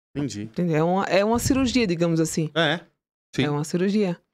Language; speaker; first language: Portuguese; native; Portuguese